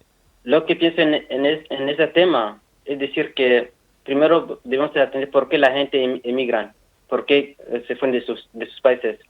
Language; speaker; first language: Spanish; non-native, fluent; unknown